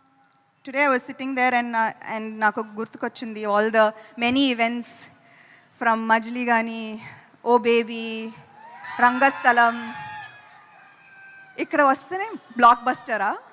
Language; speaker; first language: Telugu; non-native, fluent; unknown